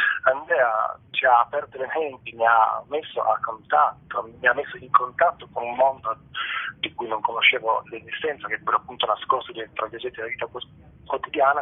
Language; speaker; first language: Italian; native; Italian